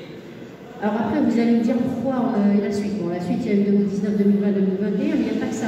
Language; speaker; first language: French; non-native, local second language; Arabic